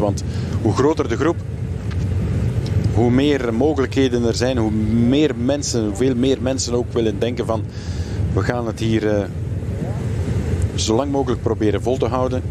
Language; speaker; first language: Dutch; native; Dutch